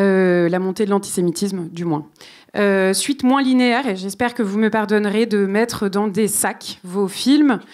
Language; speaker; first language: French; native; French